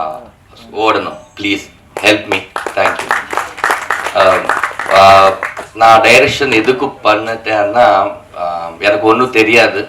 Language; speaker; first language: Tamil; non-native, learner; Telugu